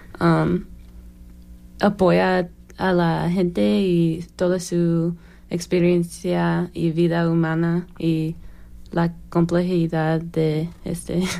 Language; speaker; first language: Spanish; non-native, learner; English